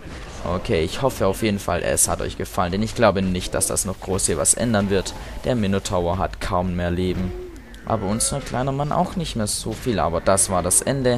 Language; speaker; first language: German; native; German